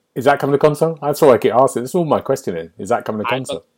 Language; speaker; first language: English; native; English